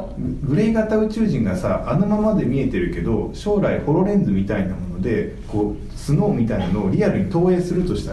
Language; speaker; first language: Japanese; native; Japanese